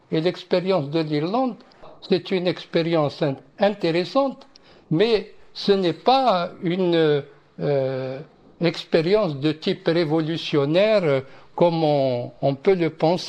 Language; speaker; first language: French; non-native, local second language; Arabic